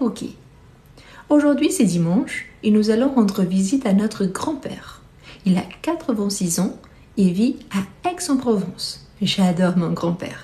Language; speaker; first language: French; non-native, fluent; Portuguese